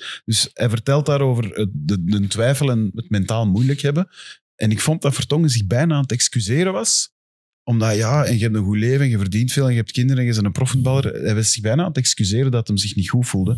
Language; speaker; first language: Dutch; native; Dutch